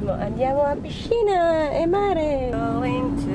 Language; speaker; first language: Italian; non-native, learner; Filipino